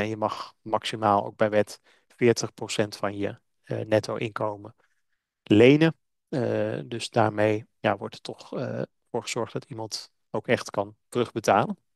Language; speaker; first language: Dutch; native; Dutch